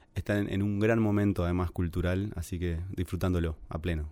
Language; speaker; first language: Spanish; native; Spanish